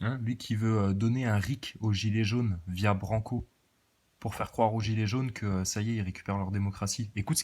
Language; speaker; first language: French; native; French